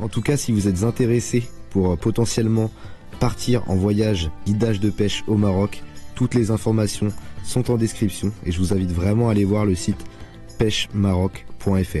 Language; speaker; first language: French; native; French